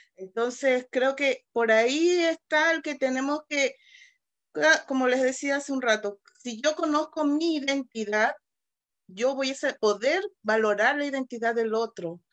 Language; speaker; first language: Spanish; native; Spanish